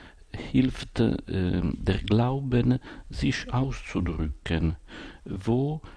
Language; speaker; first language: German; non-native, fluent; Italian